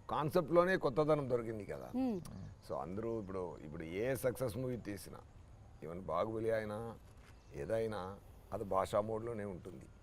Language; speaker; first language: Telugu; non-native, learner; Tamil